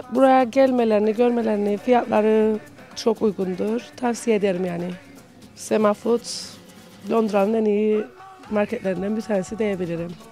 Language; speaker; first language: Turkish; native; Turkish